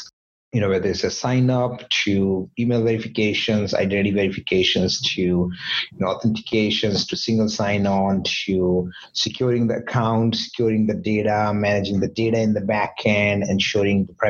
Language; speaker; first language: English; non-native, local second language; Hindi